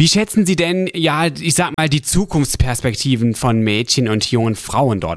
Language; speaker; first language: German; native; German